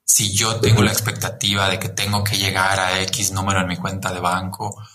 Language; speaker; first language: Spanish; native; Spanish